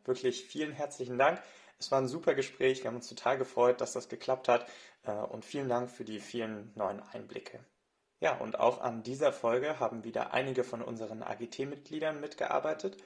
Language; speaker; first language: German; native; German